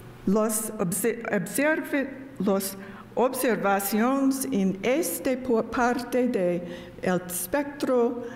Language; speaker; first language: Spanish; non-native, learner; English